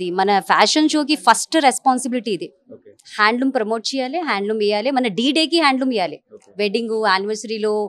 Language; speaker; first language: Telugu; non-native, local second language; Hindi